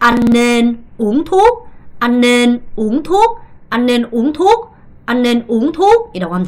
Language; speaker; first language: Vietnamese; non-native, fluent; Korean